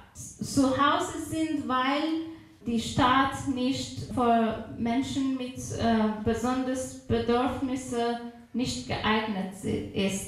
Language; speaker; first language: German; non-native, fluent; Persian